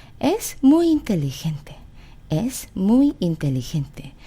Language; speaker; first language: Spanish; non-native, fluent; Korean